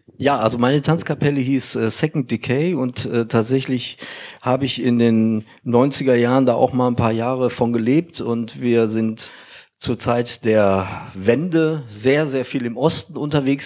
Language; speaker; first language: German; native; German